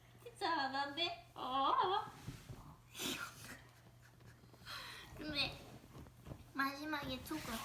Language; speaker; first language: Korean; non-native, learner; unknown